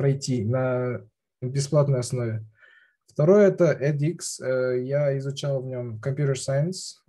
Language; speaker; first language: Russian; non-native, local second language; Kazakh